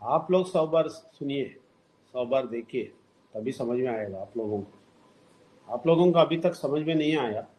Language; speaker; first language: Hindi; non-native, local second language; Telugu